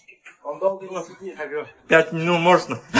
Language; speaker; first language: Russian; non-native, learner; Chinese